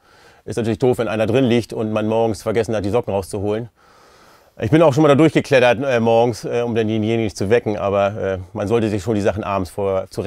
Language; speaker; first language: German; native; German